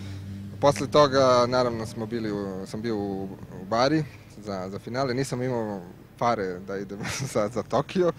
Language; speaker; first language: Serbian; non-native, learner; Italian